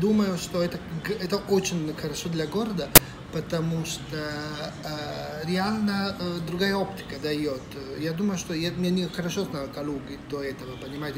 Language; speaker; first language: Russian; non-native, fluent; Italian